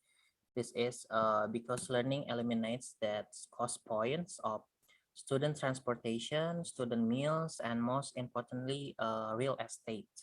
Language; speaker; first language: English; non-native, learner; Indonesian